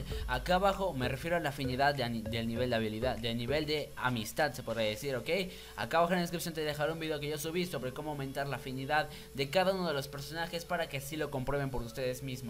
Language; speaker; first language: Spanish; native; Spanish